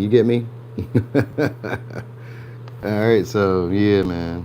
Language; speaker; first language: English; native; English